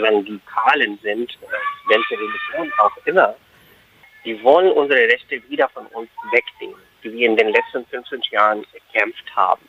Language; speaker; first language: German; non-native, fluent; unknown